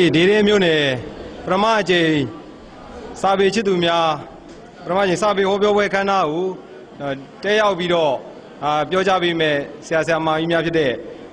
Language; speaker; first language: Burmese; native; Burmese